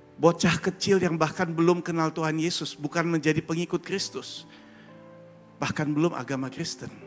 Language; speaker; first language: Indonesian; early bilingual, heritage; German